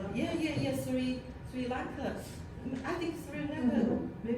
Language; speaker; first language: English; non-native, learner; Chinese